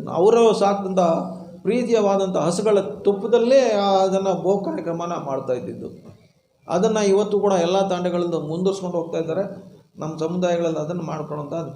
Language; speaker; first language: Kannada; non-native, local second language; Lambadi